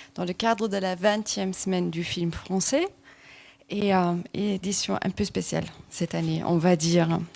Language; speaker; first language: French; non-native, fluent; German